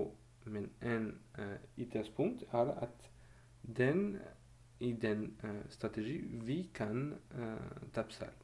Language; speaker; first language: Norwegian; non-native, learner; French